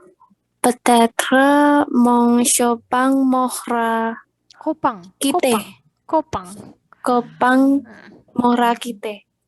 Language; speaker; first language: French; non-native, learner; Indonesian